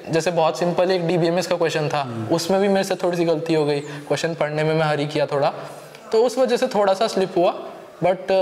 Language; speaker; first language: Hindi; native; Hindi